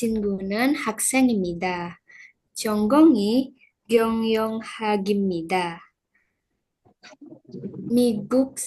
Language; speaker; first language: Korean; non-native, learner; Indonesian